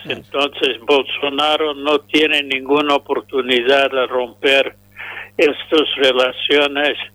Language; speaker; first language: Spanish; non-native, fluent; English